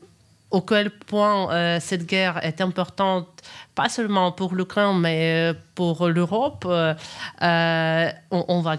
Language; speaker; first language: French; non-native, fluent; Ukrainian